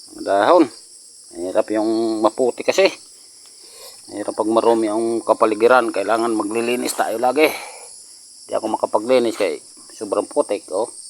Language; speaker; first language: Filipino; non-native, local second language; Waray